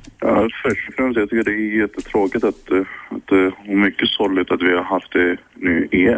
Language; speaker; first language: Swedish; early bilingual, other home language; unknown